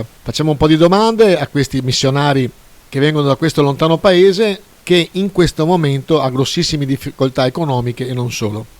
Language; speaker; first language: Italian; native; Italian